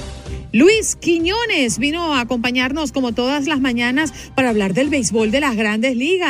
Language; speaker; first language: Spanish; native; Spanish